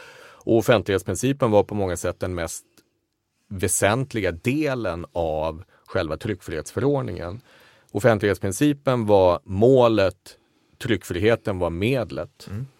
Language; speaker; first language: Swedish; native; Swedish